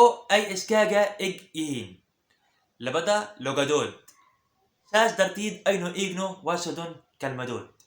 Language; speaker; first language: Arabic; early bilingual, other home language; Somali